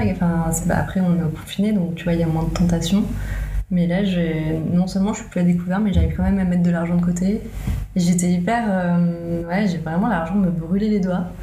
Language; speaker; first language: French; non-native, local second language; Arabic